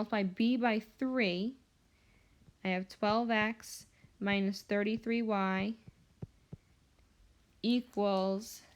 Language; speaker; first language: English; native; English